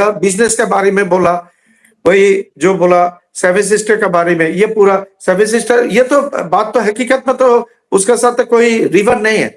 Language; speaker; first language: Hindi; non-native, learner; Bangla